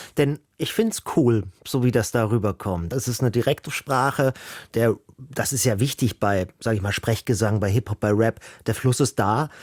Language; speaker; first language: German; native; German